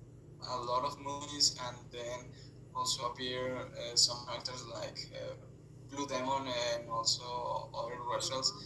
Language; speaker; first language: English; non-native, fluent; Spanish